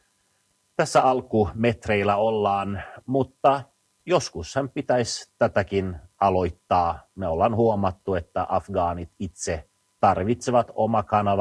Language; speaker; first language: Finnish; early bilingual, heritage; Finnish